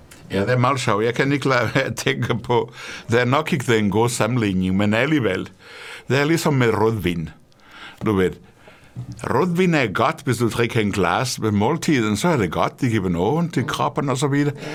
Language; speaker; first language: Danish; non-native, fluent; Portuguese